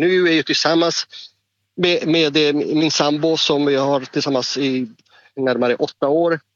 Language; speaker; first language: Swedish; non-native, fluent; Spanish